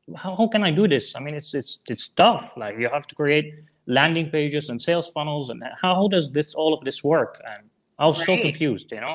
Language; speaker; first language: English; non-native, fluent; Arabic